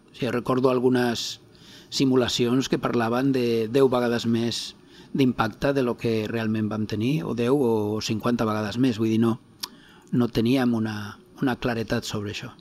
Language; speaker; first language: Catalan; non-native, local second language; Spanish